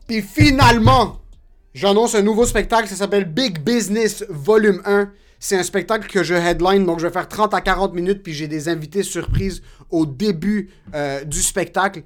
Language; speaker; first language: French; native; French